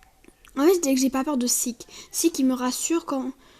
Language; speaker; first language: French; native; French